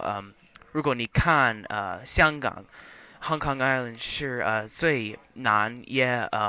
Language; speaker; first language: Chinese; non-native, learner; English